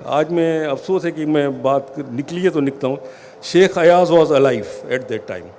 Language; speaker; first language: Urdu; non-native, local second language; Sindhi